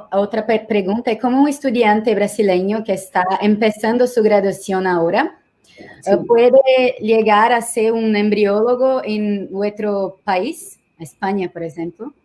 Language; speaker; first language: Spanish; non-native, learner; Portuguese